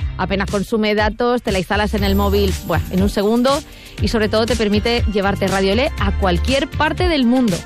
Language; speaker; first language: Spanish; native; Spanish